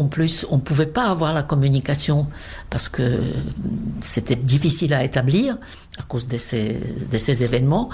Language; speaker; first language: French; non-native, fluent; Czech